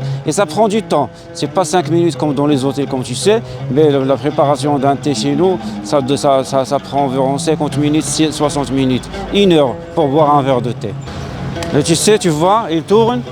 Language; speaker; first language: French; non-native, local second language; Arabic